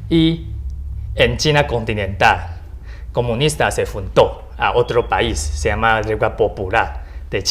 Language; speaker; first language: Spanish; non-native, learner; Chinese